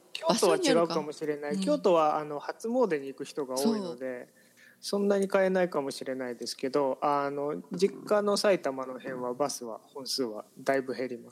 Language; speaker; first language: Japanese; native; Japanese